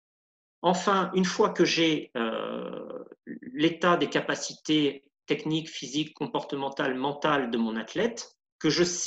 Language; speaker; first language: French; native; French